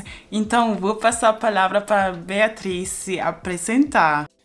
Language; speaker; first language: Portuguese; non-native, fluent; German